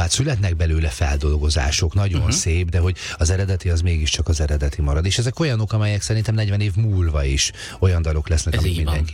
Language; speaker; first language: Hungarian; native; Hungarian